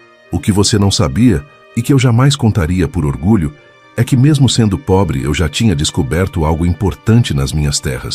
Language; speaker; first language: Portuguese; native; Portuguese